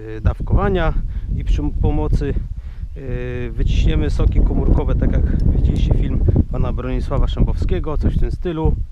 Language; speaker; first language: Polish; native; Polish